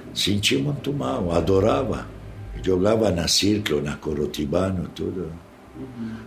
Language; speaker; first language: Portuguese; non-native, learner; Arabic